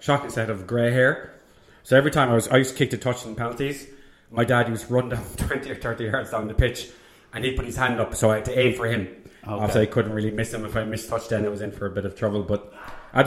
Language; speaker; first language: English; native; English